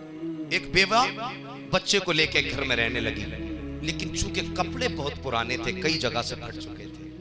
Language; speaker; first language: Urdu; native; Urdu